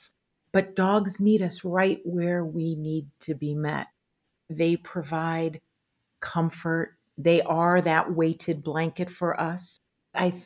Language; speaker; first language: English; native; English